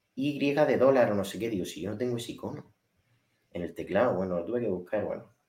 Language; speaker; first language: Spanish; native; Spanish